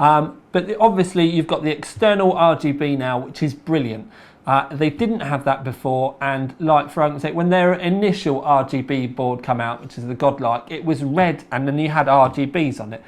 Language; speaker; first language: English; native; English